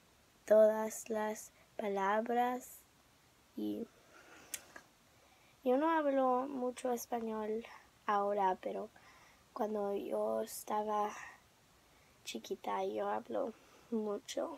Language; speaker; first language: Spanish; early bilingual, heritage; English